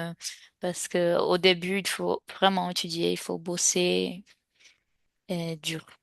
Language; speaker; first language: French; non-native, fluent; Portuguese